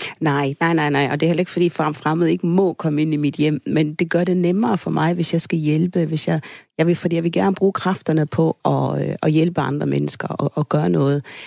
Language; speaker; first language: Danish; early bilingual, other home language; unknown